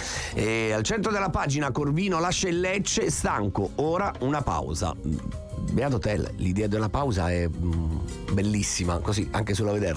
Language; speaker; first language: Italian; native; Italian